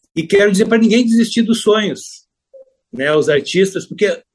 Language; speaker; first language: Portuguese; native; Portuguese